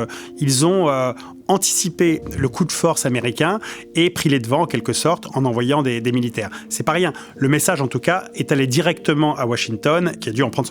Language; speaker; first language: French; native; French